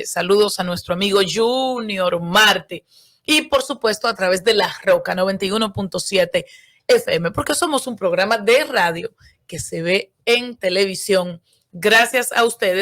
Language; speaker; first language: Spanish; native; Spanish